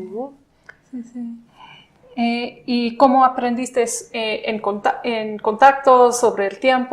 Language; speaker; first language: Spanish; non-native, fluent; English